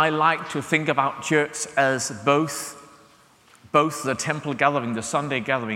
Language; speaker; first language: English; non-native, fluent; Danish